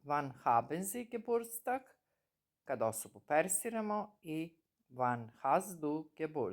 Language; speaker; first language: German; non-native, fluent; Serbian